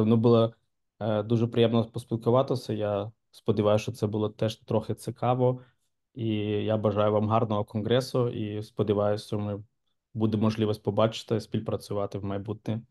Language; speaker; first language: Ukrainian; non-native, local second language; Russian